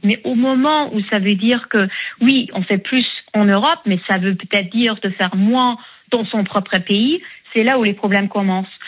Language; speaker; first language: French; non-native, fluent; German